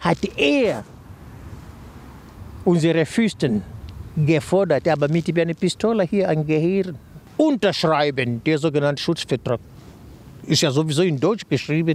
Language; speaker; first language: German; non-native, fluent; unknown